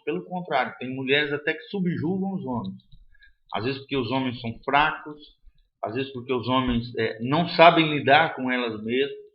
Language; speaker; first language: Portuguese; native; Portuguese